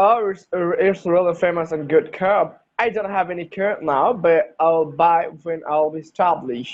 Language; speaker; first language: English; non-native, learner; Bangla